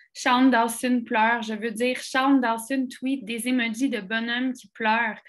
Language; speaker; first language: French; native; French